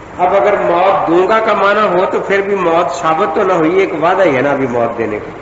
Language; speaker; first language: Urdu; non-native, local second language; Punjabi